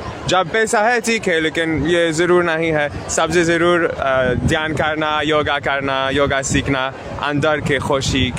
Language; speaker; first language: Hindi; non-native, learner; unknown